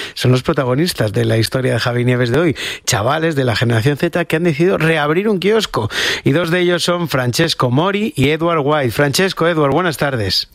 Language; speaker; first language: Spanish; native; Spanish